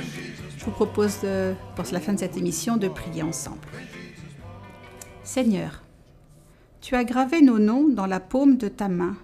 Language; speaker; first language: French; native; French